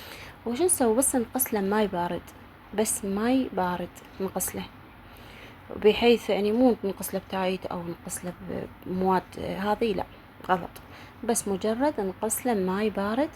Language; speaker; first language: Arabic; native; Arabic